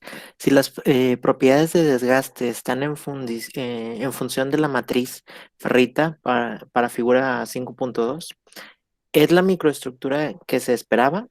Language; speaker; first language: Spanish; native; Spanish